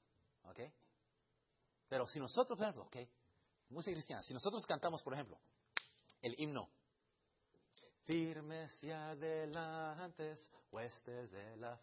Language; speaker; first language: Spanish; early bilingual, heritage; Spanish